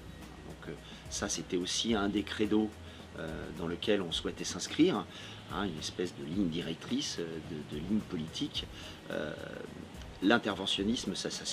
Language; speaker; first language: French; native; French